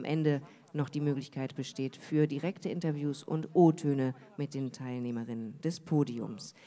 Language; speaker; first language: German; native; German